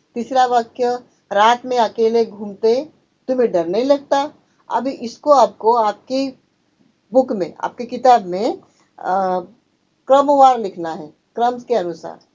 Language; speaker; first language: Hindi; non-native, local second language; Marathi